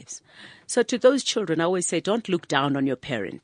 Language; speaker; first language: English; non-native, local second language; Zulu